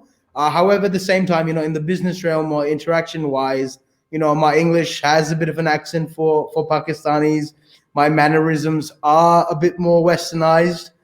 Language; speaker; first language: English; early bilingual, other home language; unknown